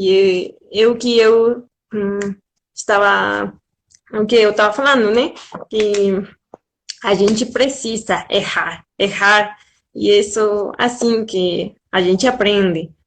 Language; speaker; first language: Portuguese; non-native, fluent; Spanish